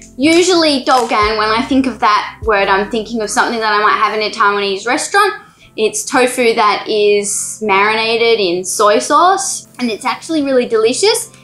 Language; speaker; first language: English; native; English